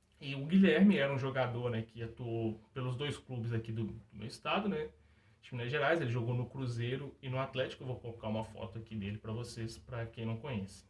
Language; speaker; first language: Portuguese; native; Portuguese